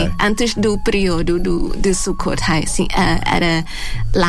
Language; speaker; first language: Portuguese; non-native, fluent; Thai